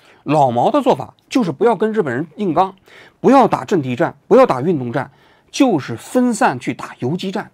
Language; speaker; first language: Chinese; native; Chinese